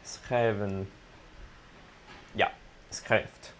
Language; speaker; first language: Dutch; non-native, fluent; Italian